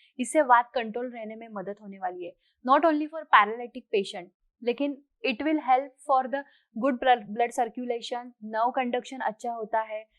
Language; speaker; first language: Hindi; non-native, local second language; Marathi